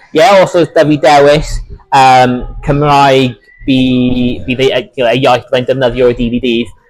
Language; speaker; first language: Welsh; non-native, local second language; English